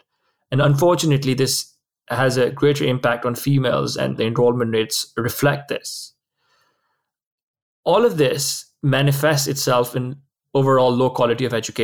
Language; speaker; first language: English; non-native, local second language; Urdu